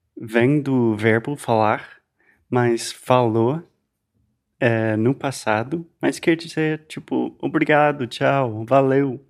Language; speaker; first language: Portuguese; non-native, fluent; English